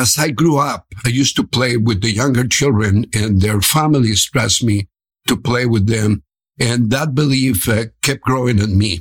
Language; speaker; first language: English; non-native, fluent; Spanish